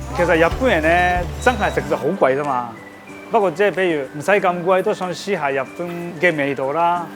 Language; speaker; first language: Cantonese; non-native, fluent; Japanese